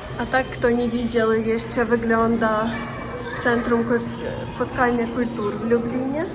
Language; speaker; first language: Polish; non-native, learner; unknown